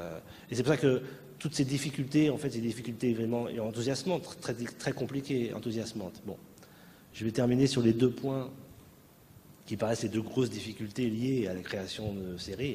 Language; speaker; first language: French; native; French